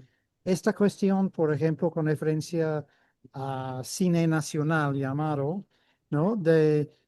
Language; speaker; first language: Spanish; non-native, fluent; English